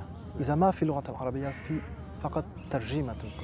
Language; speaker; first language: Arabic; non-native, fluent; French